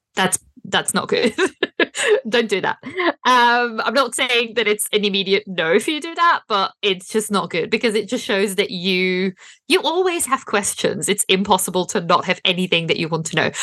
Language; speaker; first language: English; non-native, fluent; Dutch